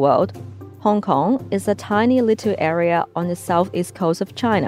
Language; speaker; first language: English; non-native, local second language; Cantonese